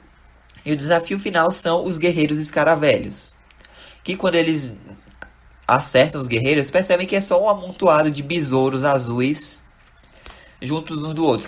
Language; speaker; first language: Portuguese; native; Portuguese